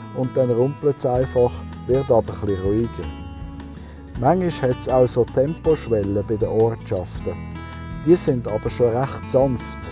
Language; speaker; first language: German; native; German